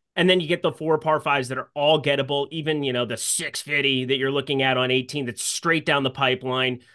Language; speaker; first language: English; native; English